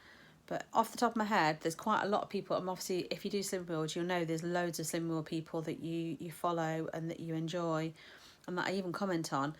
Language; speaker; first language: English; native; English